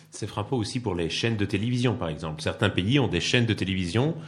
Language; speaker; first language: French; native; French